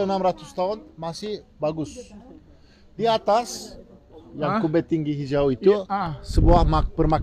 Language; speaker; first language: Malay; non-native, fluent; Turkish